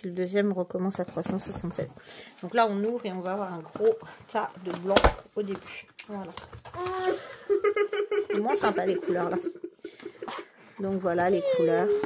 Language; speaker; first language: French; native; French